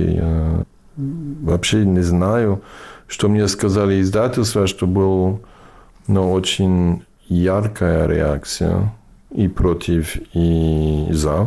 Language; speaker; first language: Russian; non-native, fluent; English